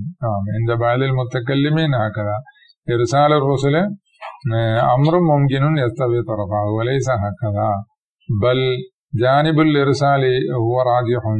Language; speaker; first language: Arabic; non-native, fluent; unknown